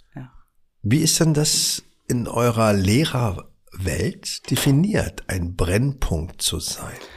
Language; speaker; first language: German; early bilingual, other home language; Arabic